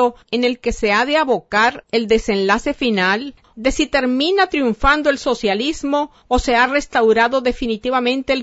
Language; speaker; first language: Spanish; native; Spanish